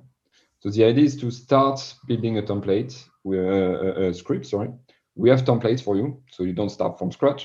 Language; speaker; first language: English; non-native, fluent; French